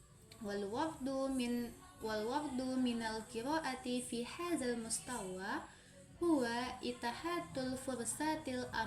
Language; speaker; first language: Arabic; non-native, learner; Indonesian